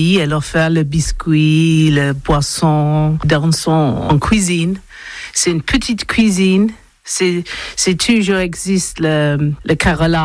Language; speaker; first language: French; non-native, learner; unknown